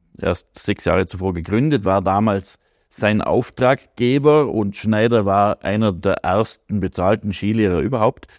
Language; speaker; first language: German; native; German